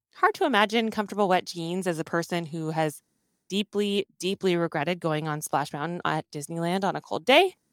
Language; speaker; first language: English; early bilingual, other home language; Hindi